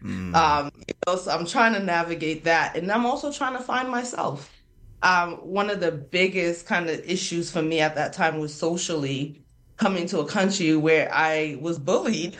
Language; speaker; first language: English; non-native, local second language; Krio